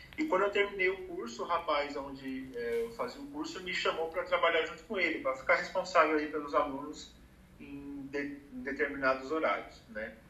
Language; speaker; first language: Portuguese; native; Portuguese